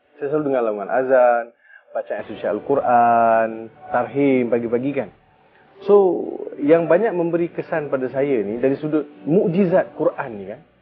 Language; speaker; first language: Malay; early bilingual, other home language; Tamil